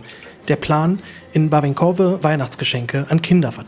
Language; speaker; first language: German; native; German